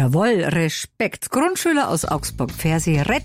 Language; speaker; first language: German; native; German